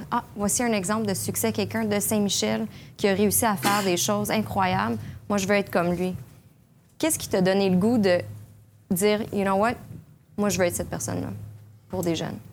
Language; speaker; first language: French; native; French